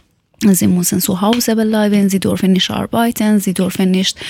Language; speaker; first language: German; non-native, learner; Persian